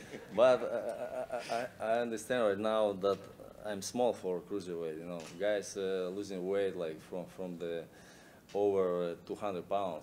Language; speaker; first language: English; non-native, learner; Russian